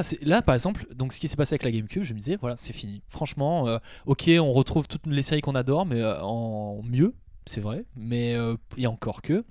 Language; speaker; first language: French; native; French